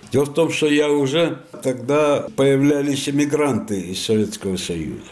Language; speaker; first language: Russian; non-native, fluent; Italian